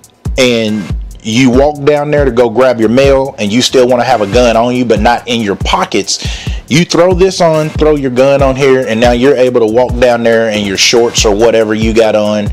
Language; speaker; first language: English; native; English